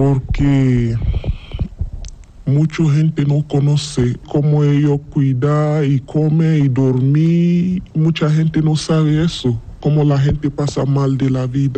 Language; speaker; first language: Spanish; non-native, learner; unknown